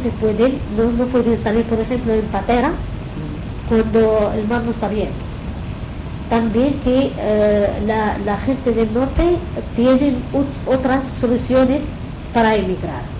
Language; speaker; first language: Spanish; non-native, fluent; Arabic